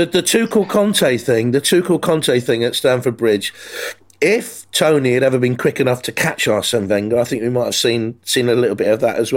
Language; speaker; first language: English; native; English